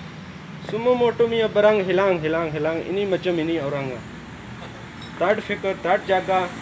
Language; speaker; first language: Indonesian; non-native, learner; Urdu